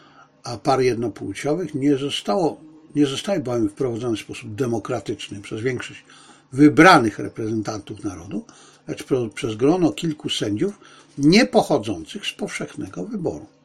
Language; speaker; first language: Polish; native; Polish